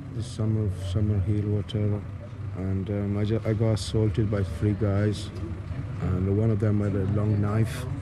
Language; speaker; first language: English; non-native, learner; Italian